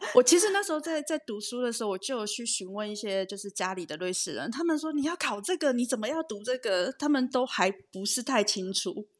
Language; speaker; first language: Chinese; native; Chinese